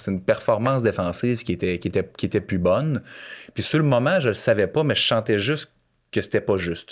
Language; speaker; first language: French; native; French